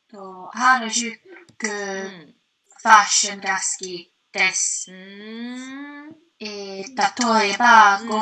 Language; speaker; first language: Japanese; non-native, learner; English